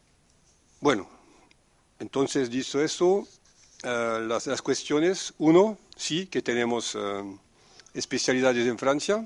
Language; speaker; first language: Spanish; non-native, fluent; French